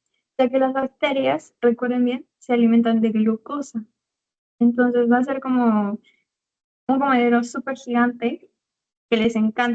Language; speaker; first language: Spanish; native; Spanish